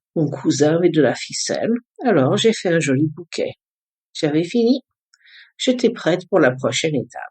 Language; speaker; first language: French; early bilingual, other home language; English